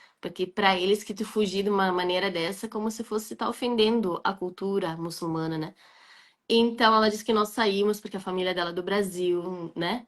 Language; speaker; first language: Portuguese; non-native, fluent; Arabic